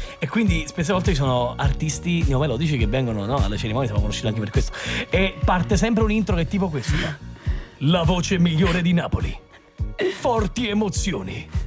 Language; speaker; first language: Italian; native; Italian